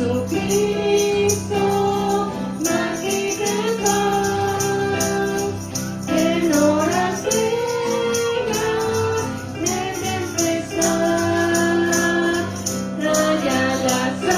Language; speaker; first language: Spanish; native; Spanish